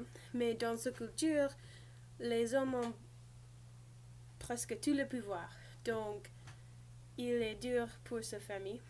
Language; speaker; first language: French; non-native, learner; English